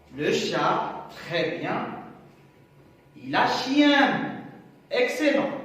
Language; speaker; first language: French; non-native, local second language; Arabic